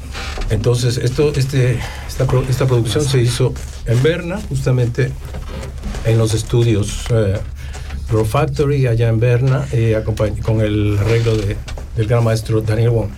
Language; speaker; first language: Spanish; native; Spanish